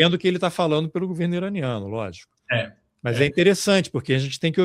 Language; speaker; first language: Portuguese; native; Portuguese